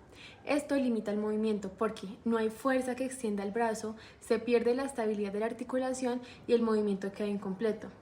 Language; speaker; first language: Spanish; native; Spanish